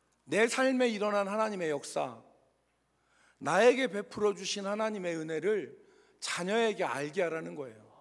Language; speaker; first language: Korean; native; Korean